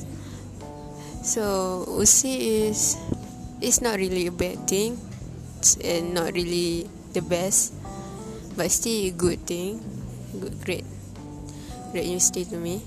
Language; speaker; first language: English; non-native, local second language; Malay